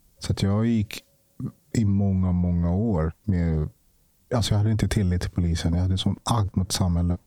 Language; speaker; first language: Swedish; early bilingual, other home language; Ganda